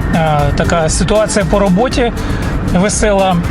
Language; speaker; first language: Ukrainian; non-native, local second language; Russian